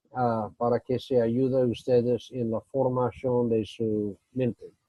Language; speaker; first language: Spanish; non-native, fluent; English